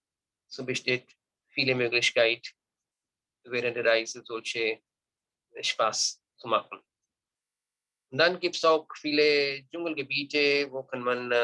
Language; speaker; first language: German; non-native, learner; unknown